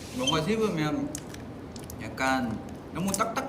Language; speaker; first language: Korean; non-native, fluent; Vietnamese